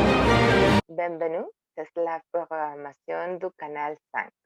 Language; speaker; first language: French; non-native, learner; Spanish